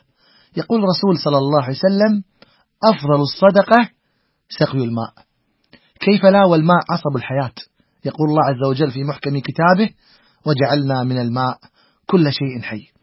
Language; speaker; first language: Arabic; native; Arabic